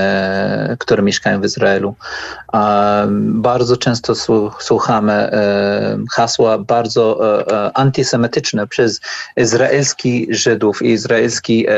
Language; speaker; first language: Polish; non-native, learner; Arabic